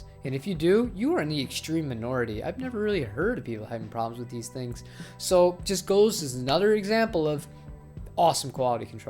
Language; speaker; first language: English; native; English